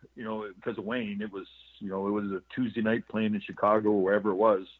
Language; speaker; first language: English; native; English